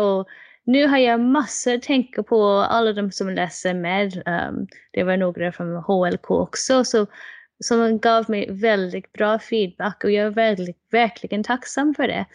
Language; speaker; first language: Swedish; non-native, fluent; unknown